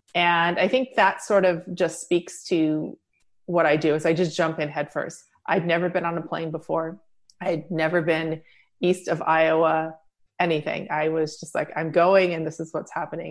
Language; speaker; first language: English; native; English